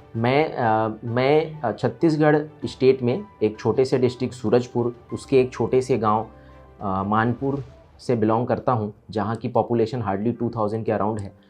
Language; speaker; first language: Hindi; native; Hindi